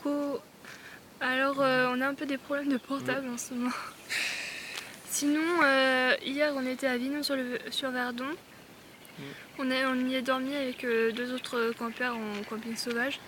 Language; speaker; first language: French; native; French